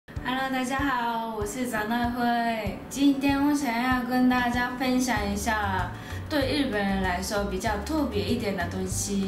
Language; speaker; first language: Chinese; non-native, fluent; Japanese